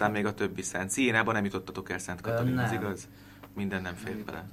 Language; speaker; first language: Hungarian; native; Hungarian